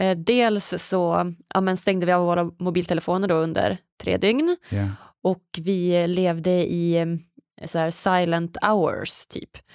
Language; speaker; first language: Swedish; native; Swedish